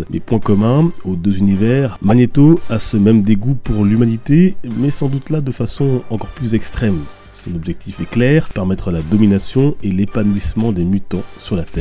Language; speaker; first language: French; native; French